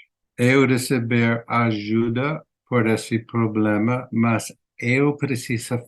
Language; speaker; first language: Portuguese; non-native, learner; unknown